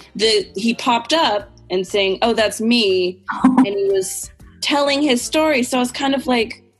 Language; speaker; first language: English; native; English